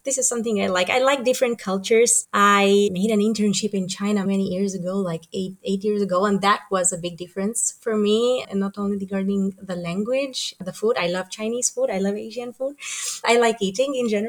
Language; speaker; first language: English; non-native, fluent; Romanian